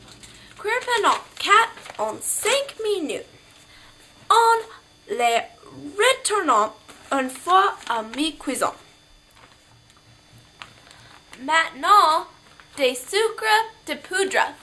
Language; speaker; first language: French; non-native, learner; English